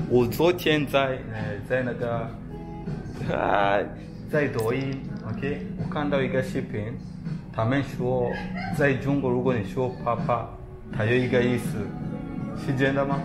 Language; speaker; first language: Chinese; non-native, learner; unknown